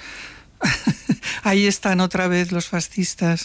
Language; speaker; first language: Spanish; non-native, local second language; Catalan